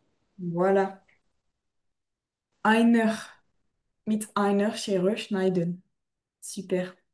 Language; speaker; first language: German; non-native, fluent; French